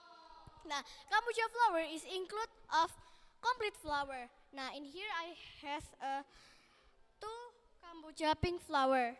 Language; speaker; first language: English; non-native, learner; Indonesian